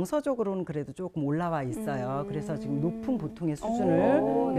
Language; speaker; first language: Korean; native; Korean